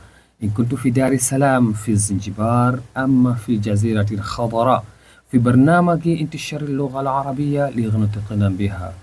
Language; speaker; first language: Arabic; non-native, fluent; Swahili